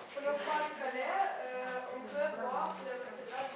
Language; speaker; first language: French; non-native, learner; Ukrainian